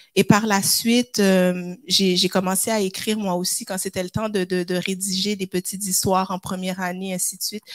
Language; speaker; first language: French; native; French